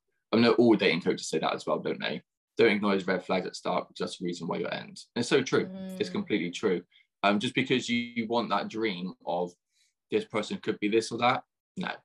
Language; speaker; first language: English; native; English